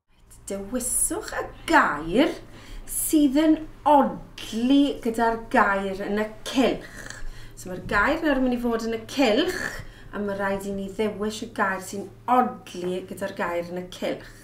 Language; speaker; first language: Welsh; native; Welsh